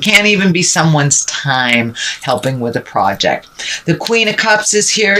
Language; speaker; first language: English; native; English